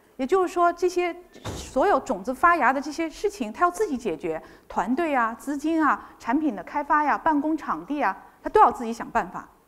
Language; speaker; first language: Chinese; native; Chinese